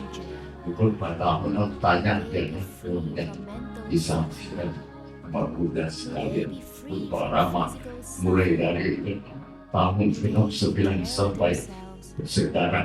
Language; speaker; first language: Indonesian; non-native, learner; Thai